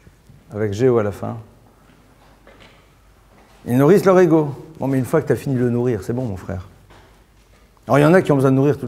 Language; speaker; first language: French; native; French